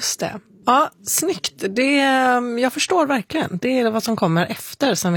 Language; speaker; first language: Swedish; native; Swedish